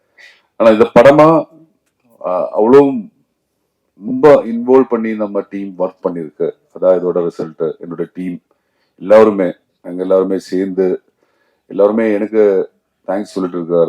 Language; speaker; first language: Tamil; non-native, learner; Malayalam